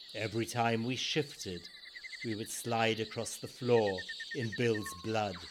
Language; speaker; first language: English; native; English